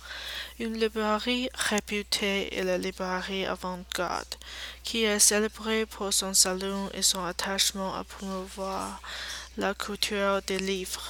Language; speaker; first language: French; non-native, learner; Chinese